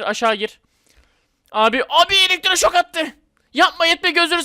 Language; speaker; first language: Turkish; native; Turkish